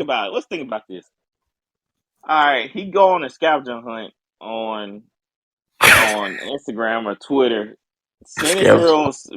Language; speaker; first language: English; native; English